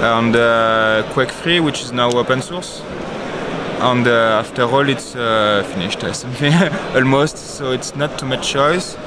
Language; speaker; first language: English; non-native, learner; French